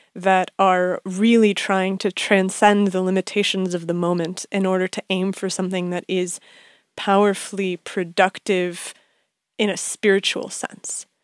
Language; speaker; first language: English; native; English